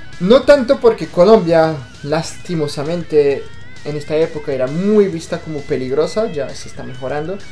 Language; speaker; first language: Spanish; non-native, fluent; French